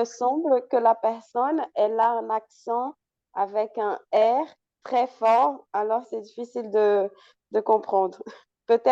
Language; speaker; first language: French; non-native, fluent; Portuguese